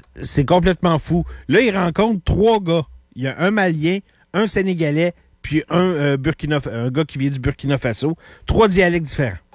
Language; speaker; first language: French; native; French